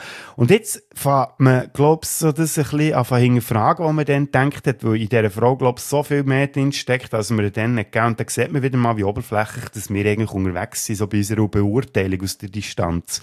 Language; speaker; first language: German; native; German